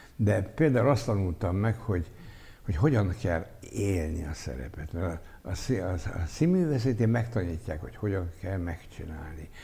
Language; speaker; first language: Hungarian; native; Hungarian